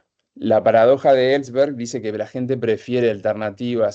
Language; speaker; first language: Spanish; native; Spanish